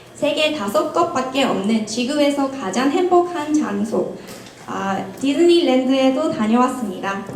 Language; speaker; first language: Korean; non-native, fluent; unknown